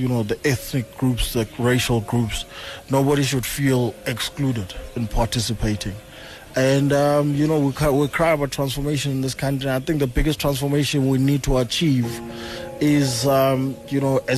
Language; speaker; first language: English; non-native, local second language; Xhosa